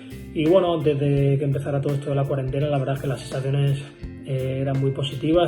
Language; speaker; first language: Spanish; native; Spanish